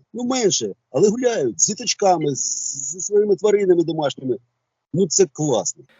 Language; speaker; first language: Ukrainian; native; Ukrainian